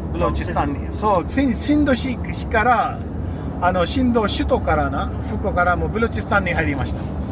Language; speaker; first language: Japanese; non-native, fluent; Urdu